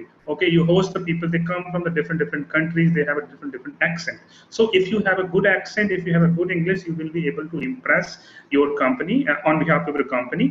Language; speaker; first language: English; non-native, local second language; Hindi